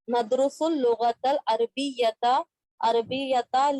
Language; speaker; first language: Arabic; non-native, learner; Urdu